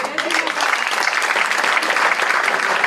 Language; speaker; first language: Hebrew; non-native, local second language; Arabic